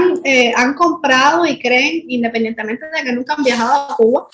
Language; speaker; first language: Spanish; native; Spanish